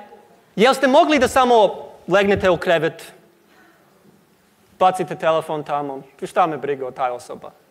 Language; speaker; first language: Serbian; non-native, learner; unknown